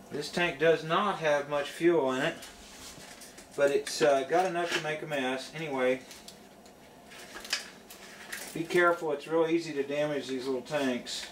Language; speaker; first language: English; native; English